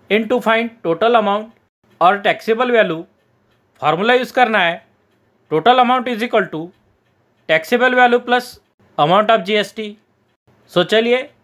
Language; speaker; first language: Hindi; non-native, local second language; Marathi